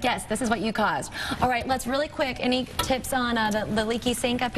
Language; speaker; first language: English; native; English